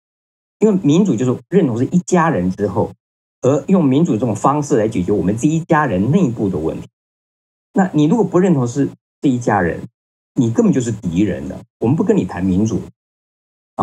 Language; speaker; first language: Chinese; native; Chinese